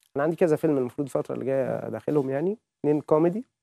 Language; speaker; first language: Arabic; native; Arabic